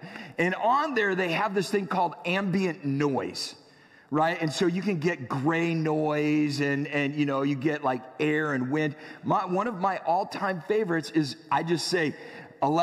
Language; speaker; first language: English; native; English